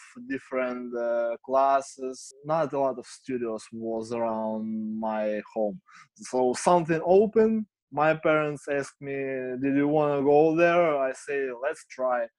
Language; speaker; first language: English; non-native, learner; Ukrainian